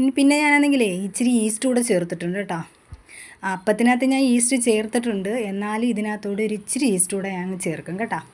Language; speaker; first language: Malayalam; native; Malayalam